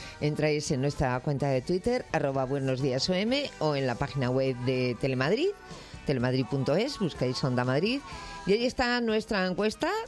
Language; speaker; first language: Spanish; native; Spanish